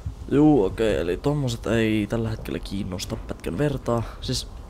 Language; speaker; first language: Finnish; native; Finnish